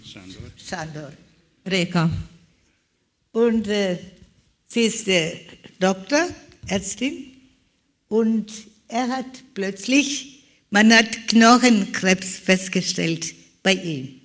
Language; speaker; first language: German; non-native, learner; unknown